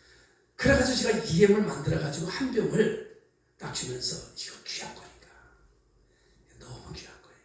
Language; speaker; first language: Korean; native; Korean